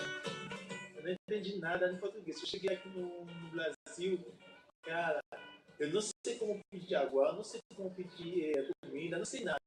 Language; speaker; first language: Portuguese; non-native, learner; Haitian Creole